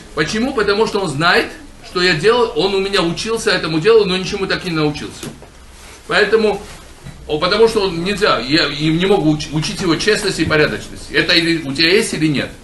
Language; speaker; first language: Russian; non-native, local second language; Georgian